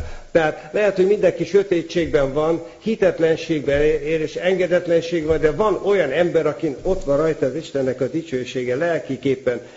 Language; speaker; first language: Hungarian; native; Hungarian